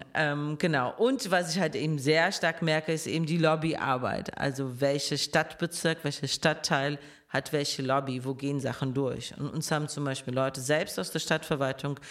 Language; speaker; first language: German; non-native, fluent; Russian